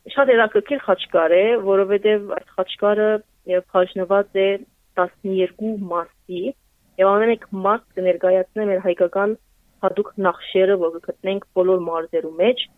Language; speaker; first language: Armenian; early bilingual, heritage; Armenian